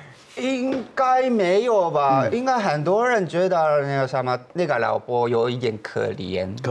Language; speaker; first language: Chinese; non-native, fluent; Japanese